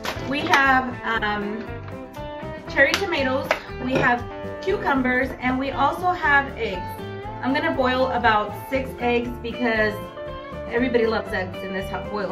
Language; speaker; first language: English; early bilingual, other home language; Spanish